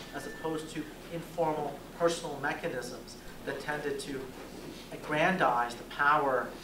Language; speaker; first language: English; native; English